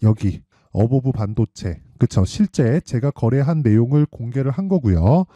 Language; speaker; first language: Korean; native; Korean